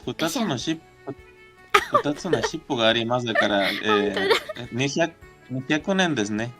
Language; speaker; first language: Japanese; non-native, learner; Spanish